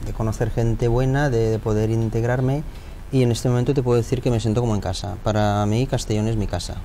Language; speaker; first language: Spanish; non-native, fluent; Romanian